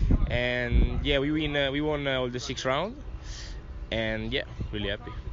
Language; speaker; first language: English; non-native, learner; Italian